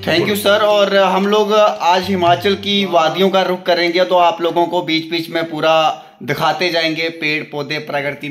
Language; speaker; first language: Hindi; native; Hindi